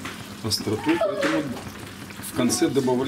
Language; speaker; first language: Russian; native; Russian